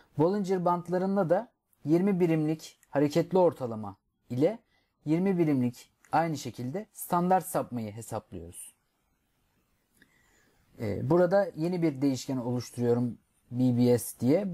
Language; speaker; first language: Turkish; native; Turkish